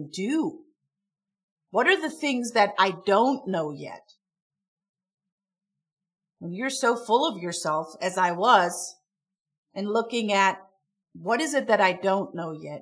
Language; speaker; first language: English; non-native, fluent; German